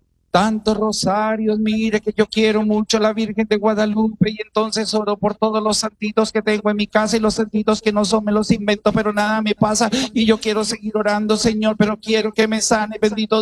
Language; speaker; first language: Spanish; native; Spanish